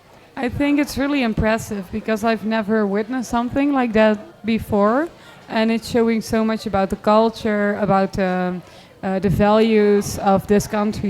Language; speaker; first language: English; non-native, fluent; Dutch